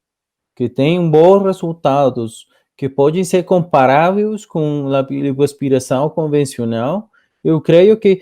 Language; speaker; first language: Portuguese; non-native, fluent; Spanish